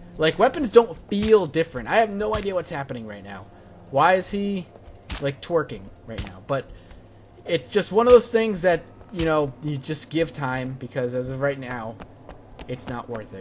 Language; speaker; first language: English; native; English